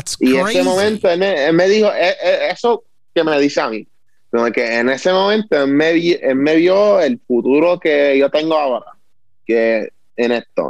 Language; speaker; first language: Spanish; early bilingual, heritage; Spanish